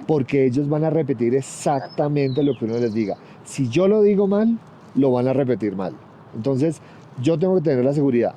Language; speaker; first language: Spanish; native; Spanish